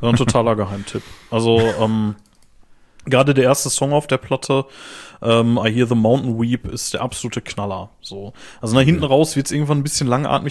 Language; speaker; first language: German; native; German